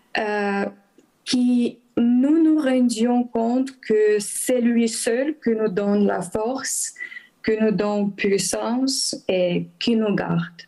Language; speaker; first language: French; non-native, learner; Ukrainian